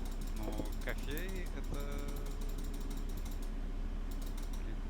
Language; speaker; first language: Russian; non-native, learner; English